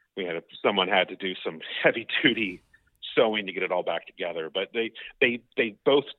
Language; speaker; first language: English; native; English